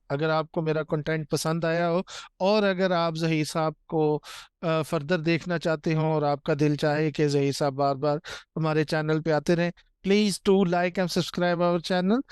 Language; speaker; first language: Urdu; non-native, local second language; Punjabi